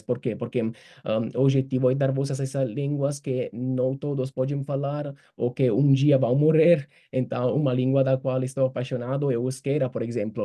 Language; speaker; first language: Portuguese; non-native, fluent; Italian